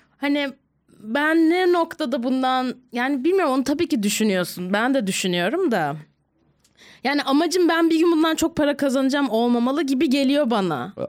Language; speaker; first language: Turkish; native; Turkish